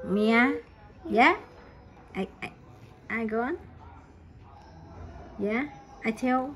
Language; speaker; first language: English; non-native, learner; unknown